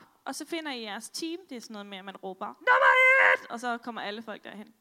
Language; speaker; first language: Danish; native; Danish